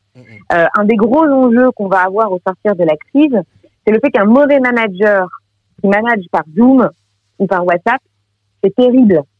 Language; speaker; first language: French; native; French